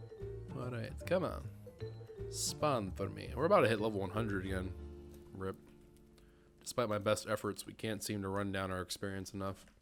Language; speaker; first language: English; native; English